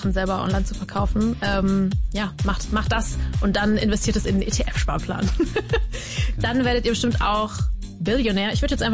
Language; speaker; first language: German; native; German